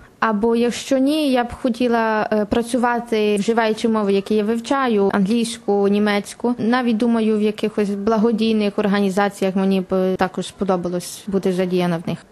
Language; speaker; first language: Ukrainian; native; Ukrainian